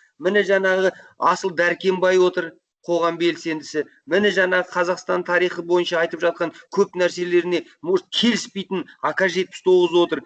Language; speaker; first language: Kazakh; native; Kazakh